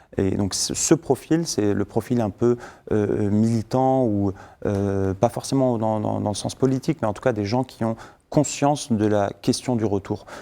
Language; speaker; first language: French; early bilingual, other home language; Syriac